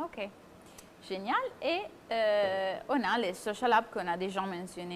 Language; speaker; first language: French; non-native, fluent; Italian